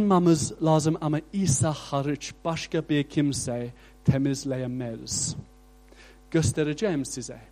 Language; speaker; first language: Turkish; non-native, fluent; English